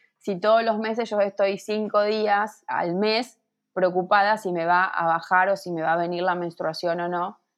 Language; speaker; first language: Spanish; native; Spanish